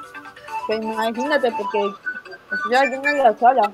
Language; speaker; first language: Spanish; native; Spanish